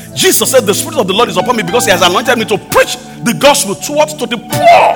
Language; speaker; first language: English; non-native, local second language; Yoruba